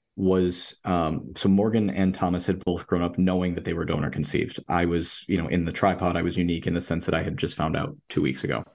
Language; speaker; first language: English; native; English